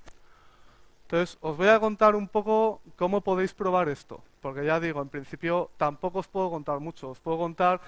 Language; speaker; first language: Spanish; native; Spanish